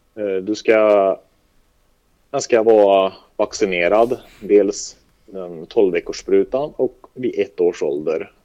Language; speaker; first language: Swedish; native; Swedish